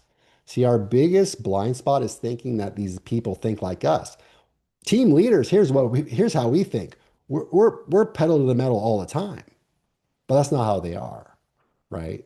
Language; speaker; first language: English; native; English